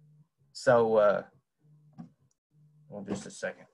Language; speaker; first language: English; native; English